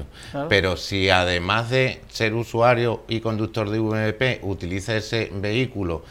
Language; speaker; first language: Spanish; native; Spanish